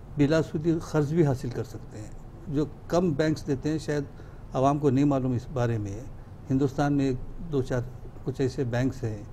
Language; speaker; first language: Hindi; non-native, local second language; Urdu